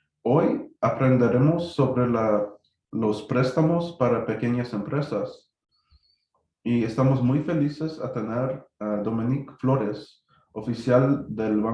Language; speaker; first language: Spanish; early bilingual, heritage; Spanish